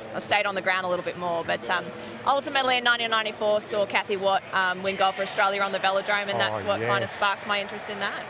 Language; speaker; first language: English; native; English